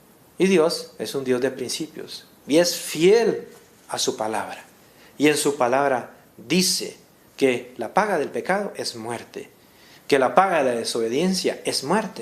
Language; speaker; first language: Spanish; native; Spanish